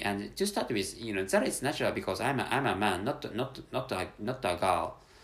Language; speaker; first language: English; non-native, fluent; Japanese